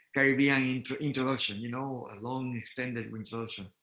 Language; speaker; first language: English; non-native, fluent; Spanish